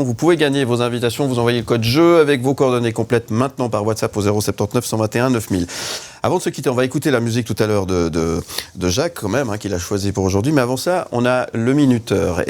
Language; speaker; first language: French; native; French